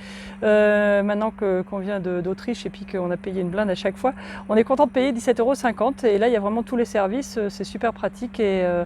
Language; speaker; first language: French; native; French